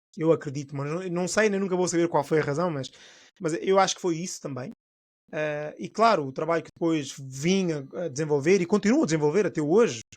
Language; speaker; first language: Portuguese; non-native, local second language; Upper Guinea Crioulo